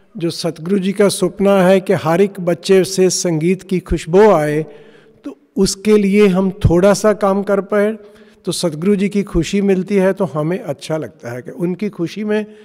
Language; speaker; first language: Hindi; non-native, local second language; Punjabi